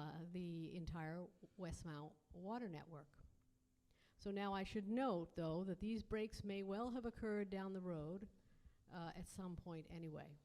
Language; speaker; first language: English; native; English